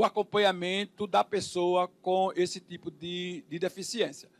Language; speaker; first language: Portuguese; native; Portuguese